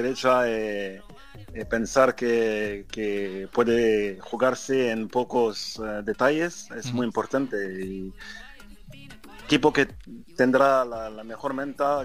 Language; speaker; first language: Spanish; non-native, fluent; French